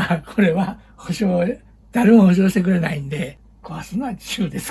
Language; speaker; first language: Japanese; native; Japanese